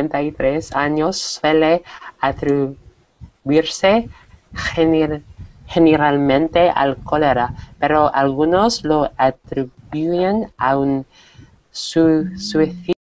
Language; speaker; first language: Spanish; non-native, learner; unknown